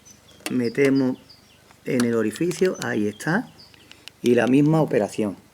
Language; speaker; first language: Spanish; native; Spanish